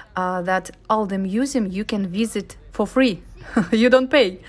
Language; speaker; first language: English; non-native, learner; Russian